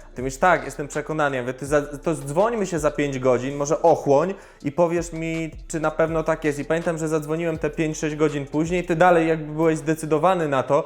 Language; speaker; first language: Polish; native; Polish